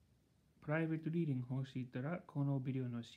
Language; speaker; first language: Japanese; non-native, learner; English